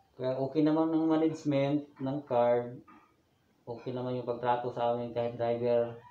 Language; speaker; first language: Filipino; non-native, local second language; Cebuano